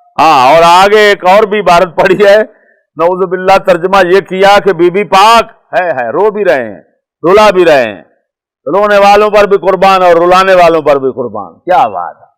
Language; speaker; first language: Urdu; non-native, local second language; Punjabi